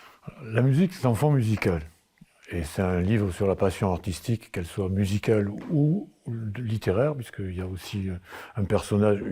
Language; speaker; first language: French; native; French